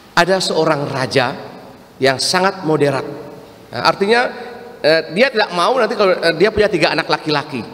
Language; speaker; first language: Indonesian; non-native, local second language; Balinese